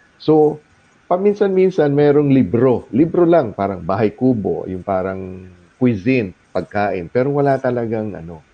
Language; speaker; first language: Filipino; non-native, local second language; Cebuano